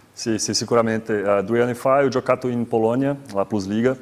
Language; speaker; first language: Italian; non-native, learner; Portuguese